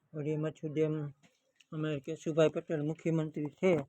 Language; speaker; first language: Hindi; non-native, local second language; Gujarati